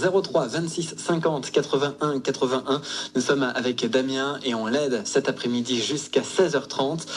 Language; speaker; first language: French; native; French